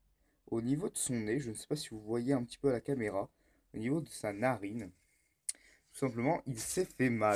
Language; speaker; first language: French; native; French